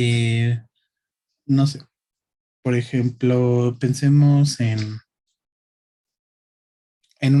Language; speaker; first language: Spanish; native; Spanish